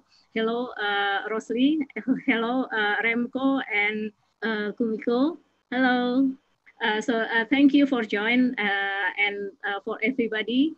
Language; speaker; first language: English; non-native, fluent; Indonesian